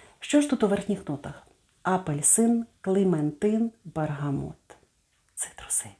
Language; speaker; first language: Ukrainian; native; Ukrainian